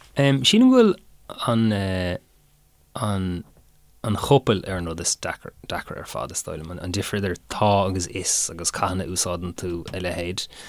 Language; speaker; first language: Irish; non-native, local second language; English